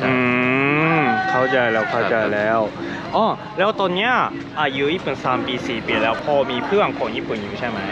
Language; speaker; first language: Thai; non-native, fluent; Japanese